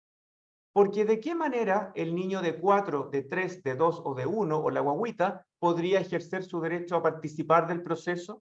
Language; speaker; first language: Spanish; native; Spanish